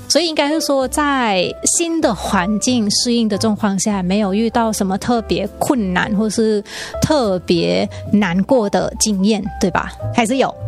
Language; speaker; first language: Chinese; native; Chinese